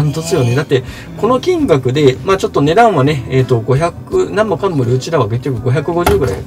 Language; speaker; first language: Japanese; native; Japanese